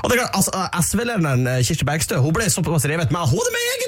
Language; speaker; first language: Norwegian; native; Norwegian